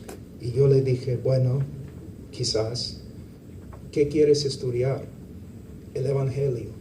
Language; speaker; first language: Spanish; non-native, fluent; English